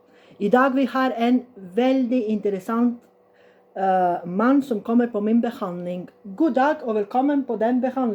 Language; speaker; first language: Norwegian; non-native, learner; Serbian